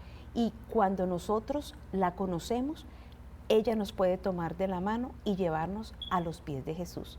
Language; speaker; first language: Spanish; native; Spanish